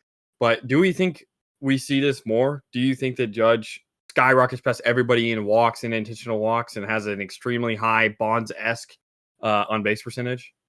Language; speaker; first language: English; native; English